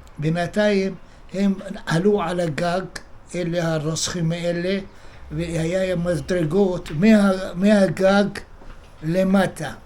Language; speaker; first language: Hebrew; early bilingual, other home language; Arabic